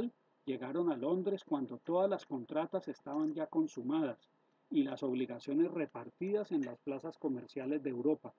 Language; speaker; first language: Spanish; native; Spanish